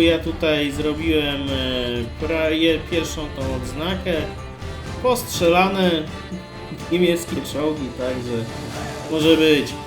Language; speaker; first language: Polish; native; Polish